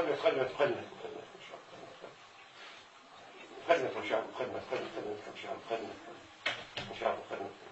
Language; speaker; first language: Arabic; native; Arabic